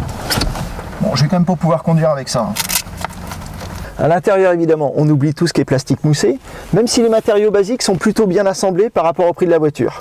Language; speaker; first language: French; native; French